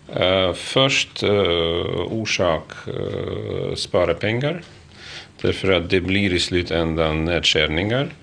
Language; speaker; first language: Swedish; non-native, fluent; Russian